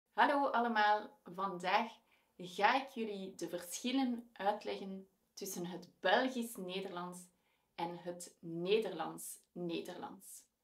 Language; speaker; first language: Dutch; native; Dutch